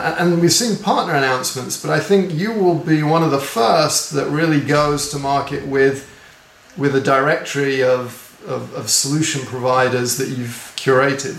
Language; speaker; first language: English; native; English